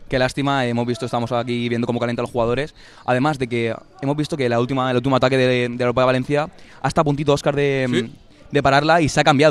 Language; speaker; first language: Spanish; native; Spanish